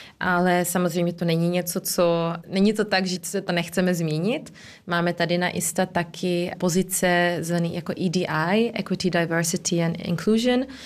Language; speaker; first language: Czech; early bilingual, heritage; Czech